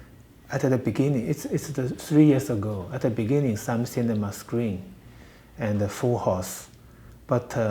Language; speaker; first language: English; non-native, learner; Chinese